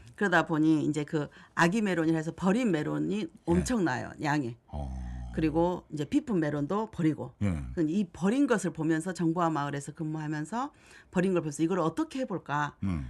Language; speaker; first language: Korean; native; Korean